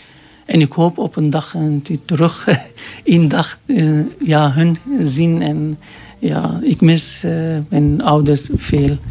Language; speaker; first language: Dutch; non-native, learner; Arabic